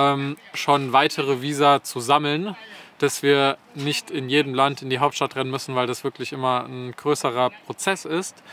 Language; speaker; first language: German; native; German